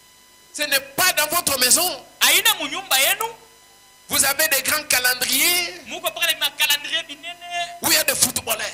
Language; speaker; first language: French; non-native, local second language; Swahili